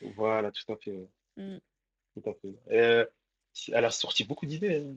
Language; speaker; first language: French; early bilingual, other home language; Comorian